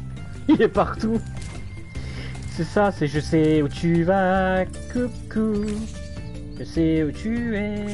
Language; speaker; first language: French; native; French